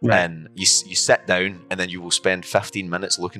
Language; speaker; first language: English; native; English